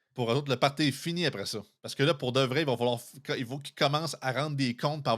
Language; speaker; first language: French; native; French